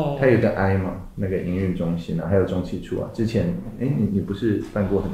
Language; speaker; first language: Chinese; native; Chinese